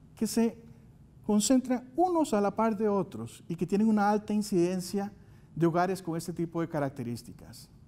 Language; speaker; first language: Spanish; native; Spanish